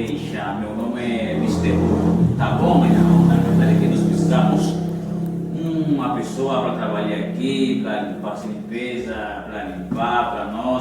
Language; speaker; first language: Portuguese; non-native, learner; Haitian Creole